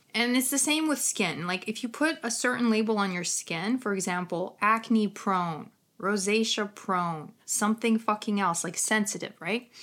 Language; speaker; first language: English; non-native, fluent; Ukrainian